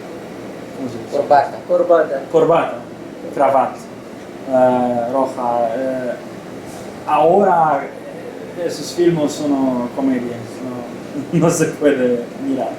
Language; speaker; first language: Spanish; non-native, learner; Romanian